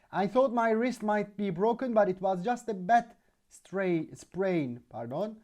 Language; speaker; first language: English; non-native, fluent; Turkish